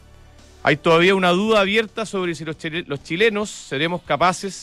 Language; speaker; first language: Spanish; native; Spanish